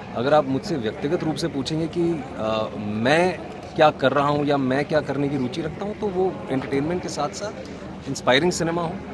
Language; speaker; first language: Hindi; native; Hindi